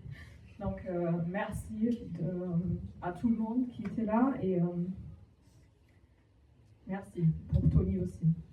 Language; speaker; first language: French; non-native, fluent; German